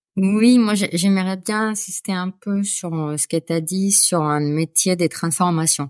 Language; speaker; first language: French; non-native, fluent; Spanish